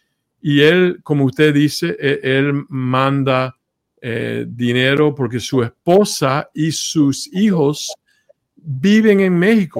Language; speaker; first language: Spanish; early bilingual, heritage; Spanish